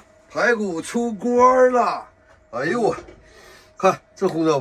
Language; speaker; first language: Chinese; native; Chinese